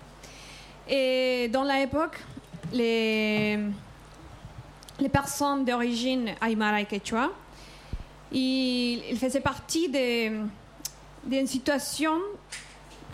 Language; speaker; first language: French; non-native, fluent; Spanish